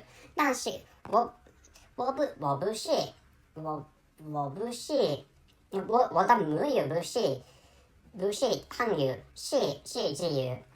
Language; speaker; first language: Chinese; non-native, learner; Japanese